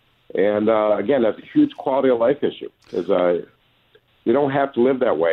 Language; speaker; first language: English; native; English